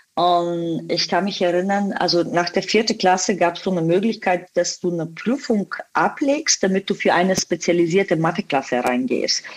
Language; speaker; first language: German; non-native, fluent; Bulgarian